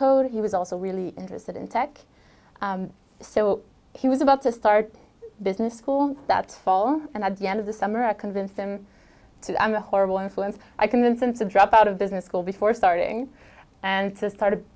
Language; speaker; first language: English; native; English